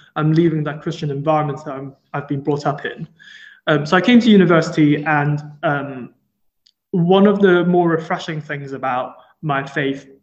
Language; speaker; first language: English; non-native, local second language; Cantonese